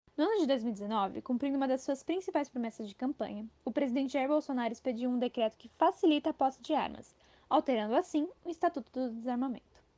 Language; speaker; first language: Portuguese; native; Portuguese